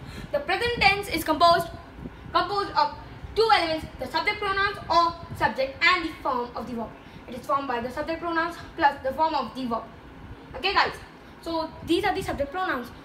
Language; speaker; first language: English; non-native, local second language; Gujarati